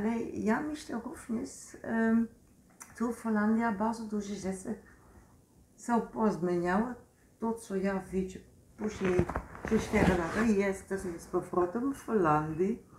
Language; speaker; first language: Polish; non-native, learner; Dutch